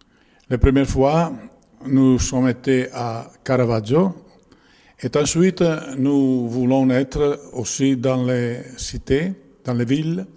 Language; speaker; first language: French; non-native, learner; Italian